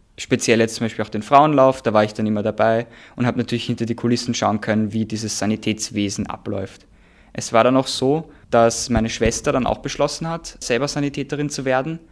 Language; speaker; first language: German; native; German